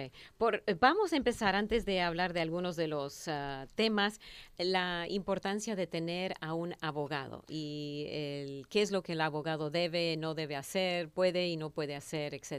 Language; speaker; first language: Spanish; native; Spanish